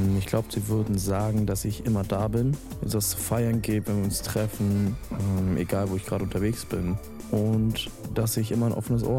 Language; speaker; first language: German; native; German